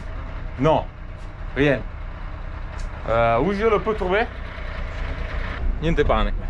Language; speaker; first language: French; non-native, learner; Italian